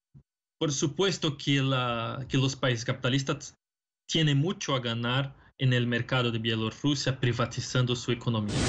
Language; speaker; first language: Spanish; non-native, fluent; Portuguese